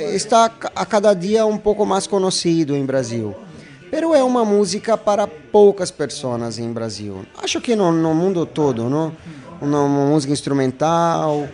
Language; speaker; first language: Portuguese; non-native, learner; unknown